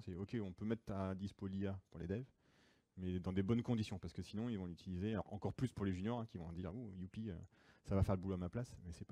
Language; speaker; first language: French; native; French